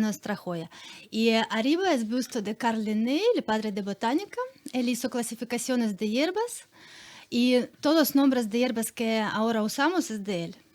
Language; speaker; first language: Spanish; non-native, learner; Ukrainian